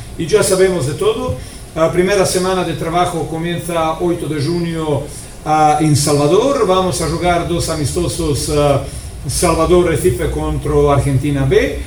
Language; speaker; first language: Spanish; non-native, fluent; Croatian